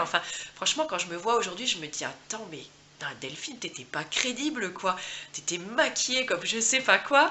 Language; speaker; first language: French; native; French